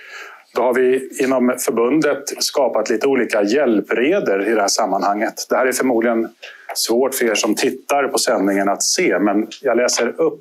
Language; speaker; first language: Swedish; native; Swedish